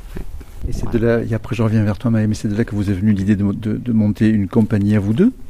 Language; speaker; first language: French; native; French